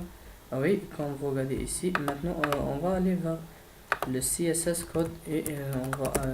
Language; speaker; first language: French; non-native, fluent; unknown